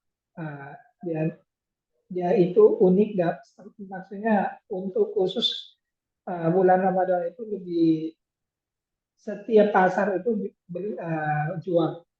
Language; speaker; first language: Indonesian; non-native, fluent; Thai